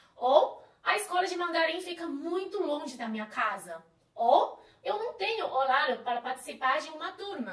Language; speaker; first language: Portuguese; non-native, fluent; Chinese